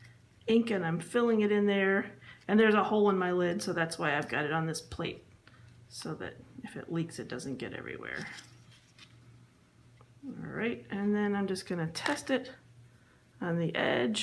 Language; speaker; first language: English; native; English